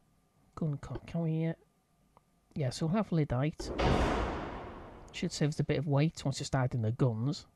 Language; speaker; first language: English; native; English